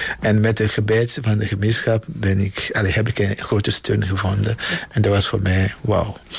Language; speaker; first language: Dutch; non-native, fluent; Ewe